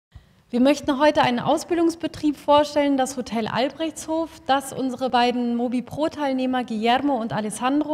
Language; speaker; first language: German; native; German